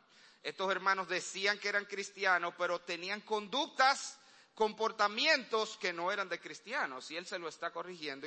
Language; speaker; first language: Spanish; native; Spanish